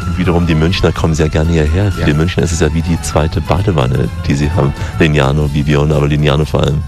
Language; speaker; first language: German; native; German